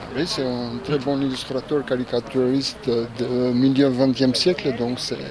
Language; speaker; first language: French; non-native, fluent; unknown